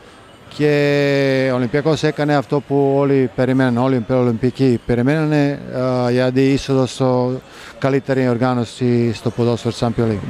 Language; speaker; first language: Greek; non-native, fluent; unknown